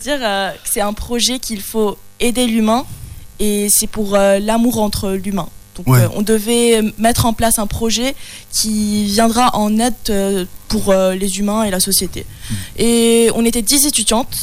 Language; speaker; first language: French; non-native, local second language; Arabic